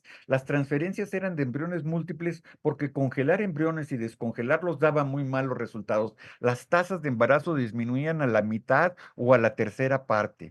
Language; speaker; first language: Spanish; native; Spanish